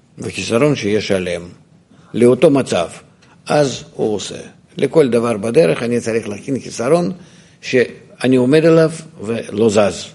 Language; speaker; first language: Hebrew; non-native, fluent; Russian